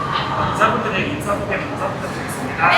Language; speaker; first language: Korean; non-native, fluent; Thai